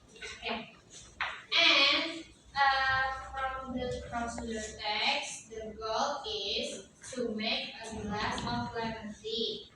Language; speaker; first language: English; non-native, learner; Indonesian